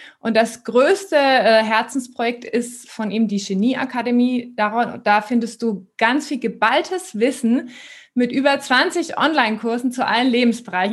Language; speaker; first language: German; native; German